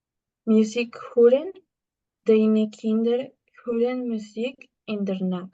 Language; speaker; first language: German; non-native, learner; Spanish